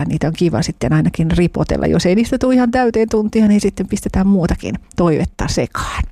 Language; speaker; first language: Finnish; native; Finnish